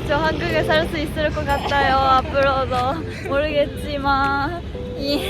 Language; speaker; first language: Korean; non-native, fluent; Japanese